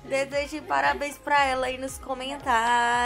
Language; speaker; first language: Portuguese; native; Portuguese